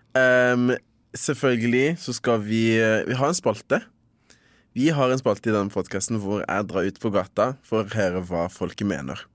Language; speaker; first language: Norwegian; native; Norwegian